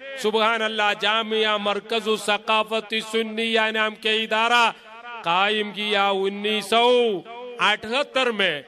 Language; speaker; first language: Hindi; non-native, local second language; Malayalam